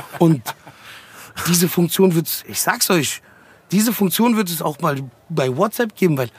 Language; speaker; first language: German; early bilingual, other home language; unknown